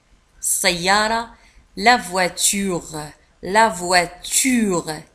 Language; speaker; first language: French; non-native, local second language; Arabic